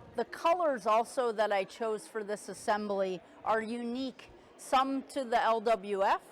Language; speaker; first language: English; native; English